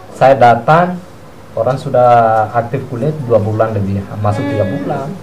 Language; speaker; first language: Indonesian; non-native, fluent; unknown